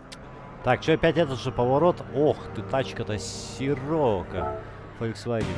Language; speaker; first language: Russian; native; Russian